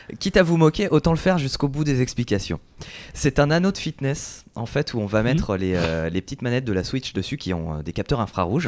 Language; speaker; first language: French; native; French